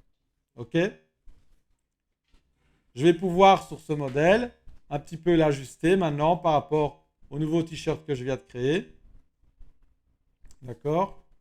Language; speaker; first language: French; native; French